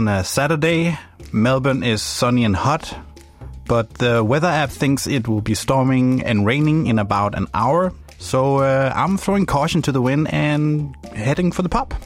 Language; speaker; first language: English; non-native, fluent; Danish